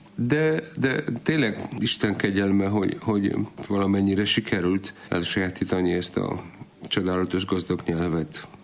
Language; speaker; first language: Hungarian; non-native, fluent; Polish